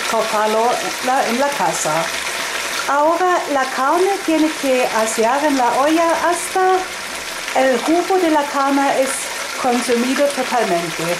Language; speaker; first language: Spanish; non-native, fluent; German